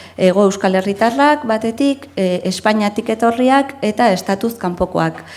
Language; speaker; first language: Basque; non-native, local second language; Spanish